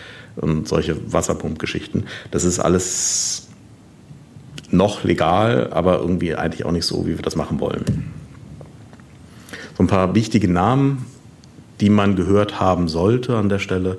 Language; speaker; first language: German; native; German